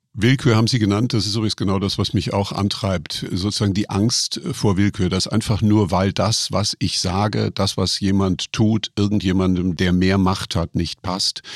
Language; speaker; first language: German; native; German